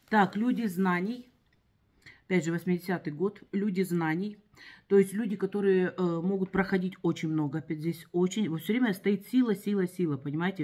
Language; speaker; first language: Russian; native; Russian